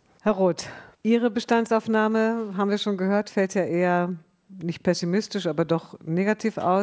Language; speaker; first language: German; native; German